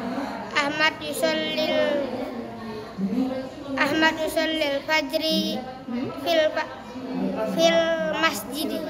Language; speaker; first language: Arabic; non-native, learner; Indonesian